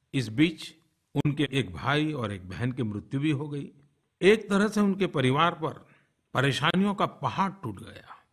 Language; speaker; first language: Hindi; non-native, local second language; Gujarati